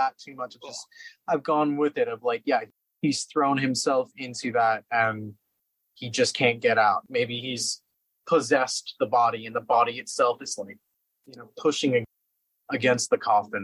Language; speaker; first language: English; native; English